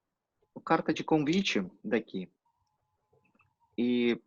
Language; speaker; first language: Portuguese; non-native, fluent; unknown